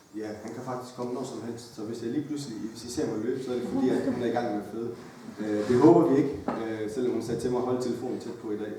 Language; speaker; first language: Danish; early bilingual, other home language; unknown